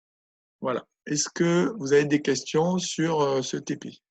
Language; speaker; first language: French; native; French